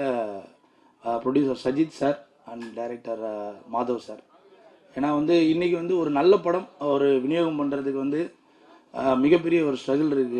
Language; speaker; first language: Tamil; native; Tamil